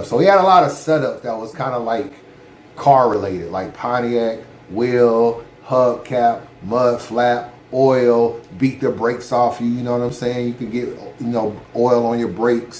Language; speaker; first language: English; native; English